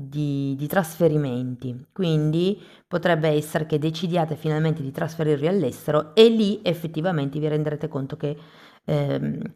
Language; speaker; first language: Italian; native; Italian